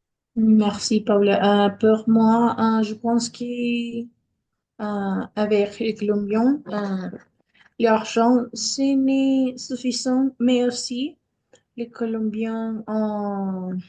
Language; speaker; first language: French; non-native, learner; Spanish